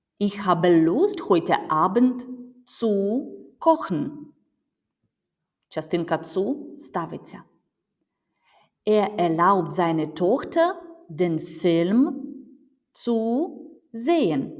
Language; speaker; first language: German; non-native, fluent; Ukrainian